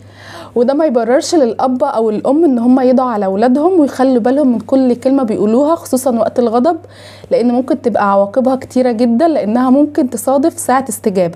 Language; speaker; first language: Arabic; native; Arabic